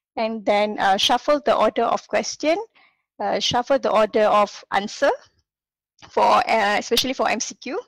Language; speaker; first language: English; non-native, local second language; Malay